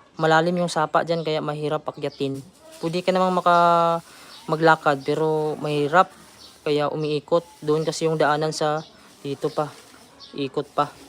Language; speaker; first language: Filipino; non-native, local second language; Cebuano